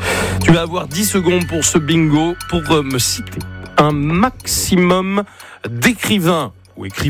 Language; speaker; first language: French; native; French